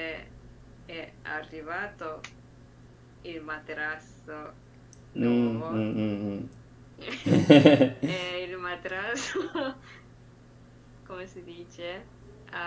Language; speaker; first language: Italian; non-native, learner; Japanese